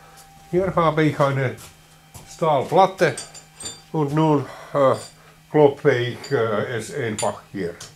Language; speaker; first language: German; non-native, learner; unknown